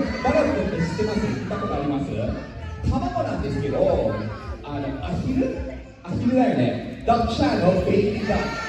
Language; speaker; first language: Japanese; non-native, fluent; Filipino